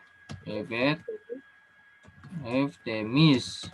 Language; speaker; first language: Turkish; non-native, learner; Indonesian